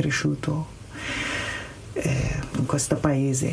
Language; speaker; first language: Italian; non-native, learner; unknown